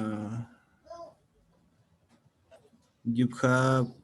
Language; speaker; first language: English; non-native, learner; Spanish